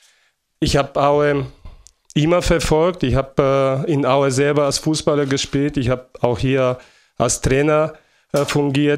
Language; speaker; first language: German; non-native, fluent; Bulgarian